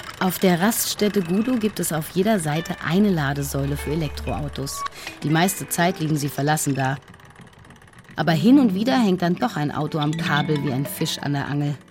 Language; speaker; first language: German; native; German